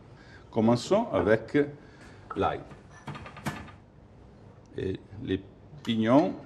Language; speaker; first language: French; non-native, learner; Italian